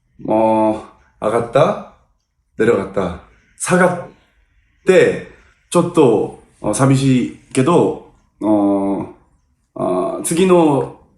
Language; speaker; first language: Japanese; non-native, learner; Korean